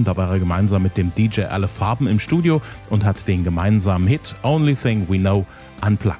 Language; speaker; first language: German; native; German